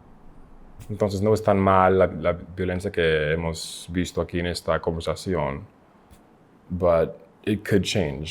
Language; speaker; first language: Spanish; non-native, learner; English